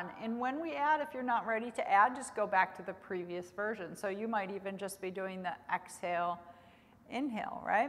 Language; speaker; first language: English; native; English